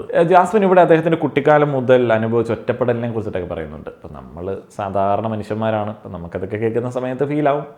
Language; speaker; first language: Malayalam; native; Malayalam